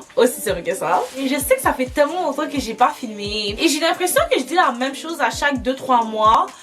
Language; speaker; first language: French; early bilingual, other home language; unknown